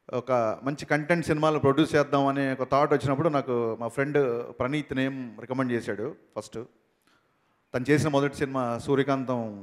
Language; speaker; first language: Telugu; native; Telugu